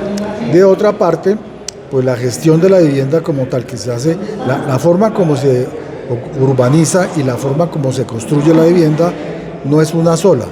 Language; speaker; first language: Spanish; native; Spanish